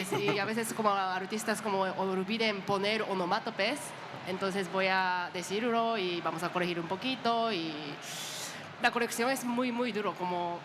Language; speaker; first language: Spanish; non-native, learner; Japanese